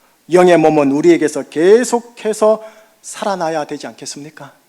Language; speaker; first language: Korean; native; Korean